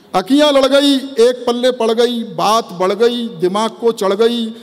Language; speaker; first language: Hindi; native; Hindi